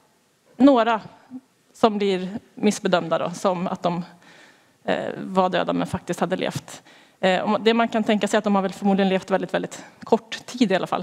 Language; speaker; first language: Swedish; native; Swedish